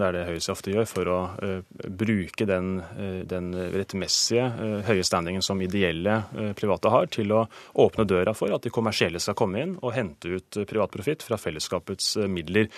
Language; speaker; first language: Norwegian; native; Norwegian